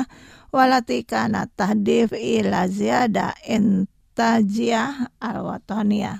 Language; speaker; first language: Arabic; non-native, fluent; Indonesian